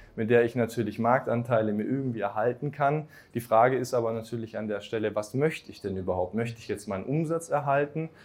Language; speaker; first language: German; native; German